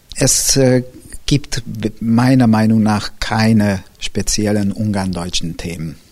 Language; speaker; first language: German; non-native, local second language; Hungarian